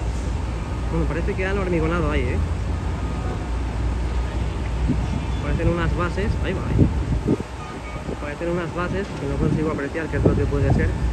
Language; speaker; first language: Spanish; native; Spanish